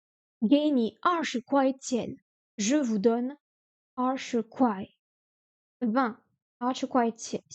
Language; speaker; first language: Chinese; non-native, learner; French